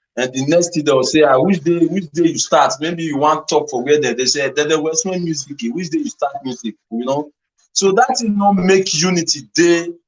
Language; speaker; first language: Nigerian Pidgin; non-native, local second language; Bini